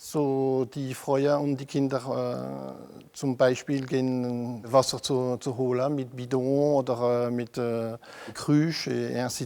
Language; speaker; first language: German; non-native, local second language; French